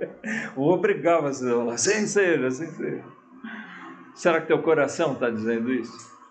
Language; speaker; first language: Portuguese; native; Portuguese